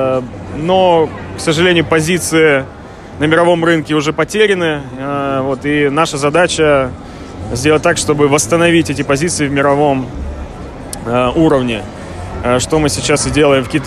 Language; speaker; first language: Russian; native; Russian